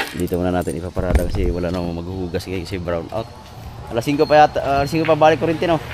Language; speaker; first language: Filipino; non-native, local second language; Cebuano